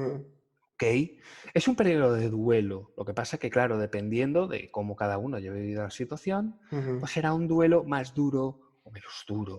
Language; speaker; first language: Spanish; native; Spanish